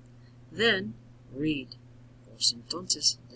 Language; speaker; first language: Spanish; non-native, learner; English